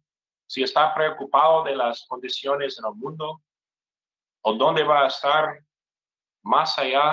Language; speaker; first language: Spanish; non-native, fluent; English